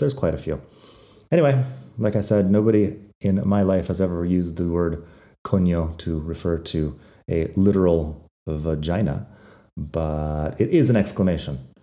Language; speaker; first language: English; native; English